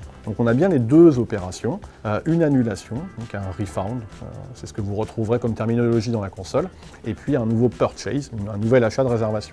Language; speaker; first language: French; native; French